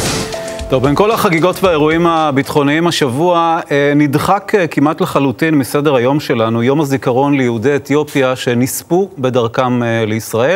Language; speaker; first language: Hebrew; native; Hebrew